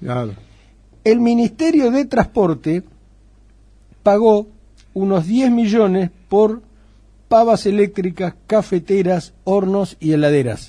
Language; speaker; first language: Spanish; native; Spanish